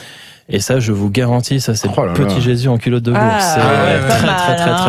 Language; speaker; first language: French; native; French